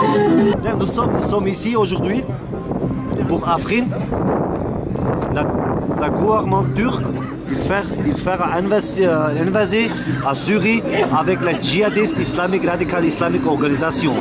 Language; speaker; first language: French; non-native, learner; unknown